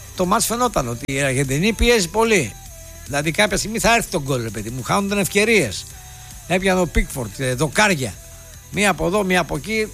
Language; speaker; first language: Greek; native; Greek